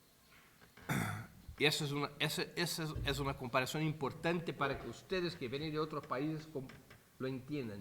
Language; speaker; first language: Spanish; non-native, fluent; Portuguese